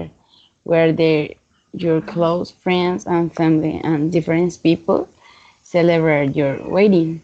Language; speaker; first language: English; non-native, learner; Spanish